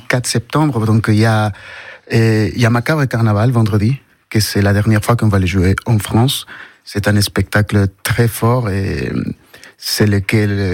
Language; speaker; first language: French; non-native, fluent; Spanish